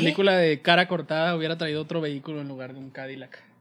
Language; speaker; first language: Spanish; native; Spanish